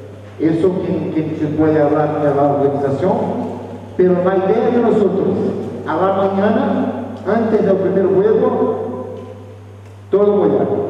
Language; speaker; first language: Spanish; non-native, fluent; Portuguese